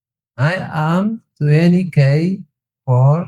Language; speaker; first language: English; non-native, learner; Tigrinya